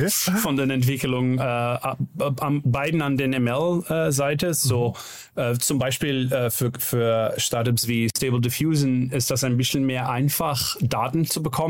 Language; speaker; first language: German; non-native, learner; Dutch